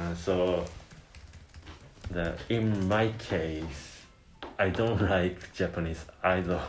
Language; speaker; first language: English; non-native, learner; Japanese